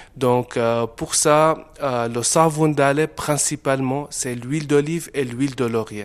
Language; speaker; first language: French; non-native, fluent; Arabic